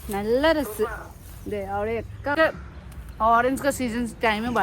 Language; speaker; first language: Malayalam; non-native, learner; Nepali